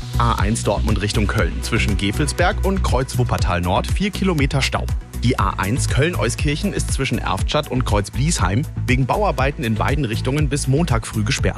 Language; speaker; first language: German; native; German